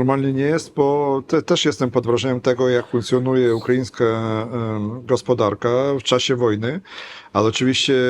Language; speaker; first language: Polish; non-native, fluent; Ukrainian